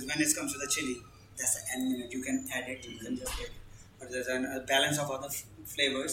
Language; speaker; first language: English; non-native, local second language; Punjabi